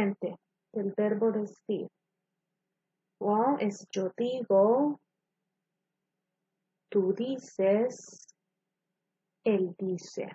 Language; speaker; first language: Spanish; non-native, fluent; English